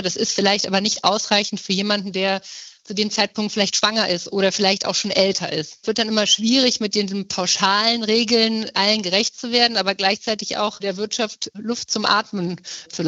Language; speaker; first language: German; native; German